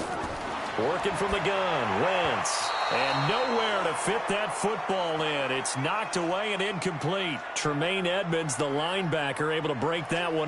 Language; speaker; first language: English; native; English